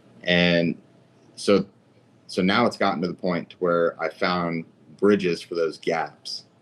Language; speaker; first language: English; native; English